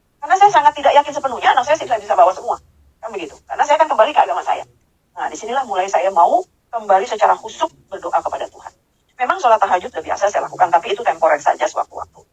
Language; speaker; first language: Indonesian; native; Indonesian